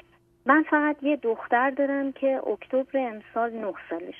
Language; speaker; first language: Persian; native; Persian